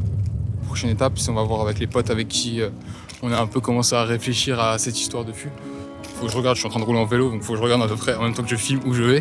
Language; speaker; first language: French; native; French